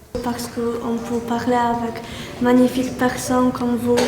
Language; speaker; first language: French; non-native, learner; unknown